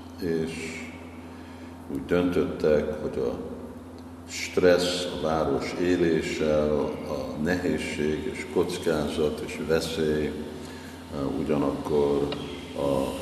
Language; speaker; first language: Hungarian; non-native, fluent; English